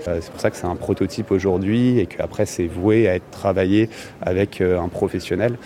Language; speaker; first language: French; native; French